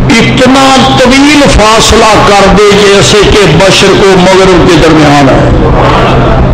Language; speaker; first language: Urdu; non-native, local second language; Punjabi